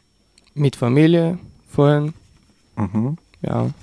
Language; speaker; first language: German; non-native, learner; Bulgarian